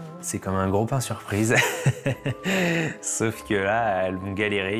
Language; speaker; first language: French; native; French